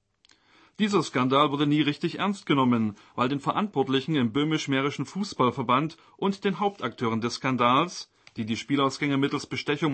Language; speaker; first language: German; native; German